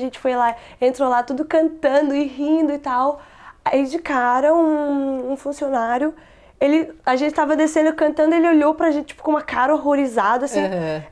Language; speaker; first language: Portuguese; non-native, local second language; Kabuverdianu